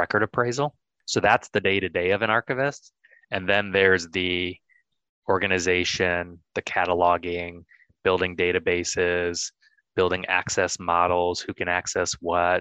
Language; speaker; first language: English; native; English